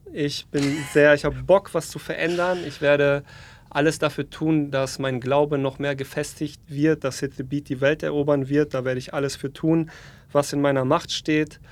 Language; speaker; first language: German; early bilingual, other home language; Polish